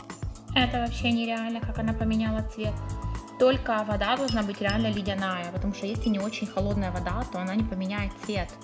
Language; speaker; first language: Russian; native; Russian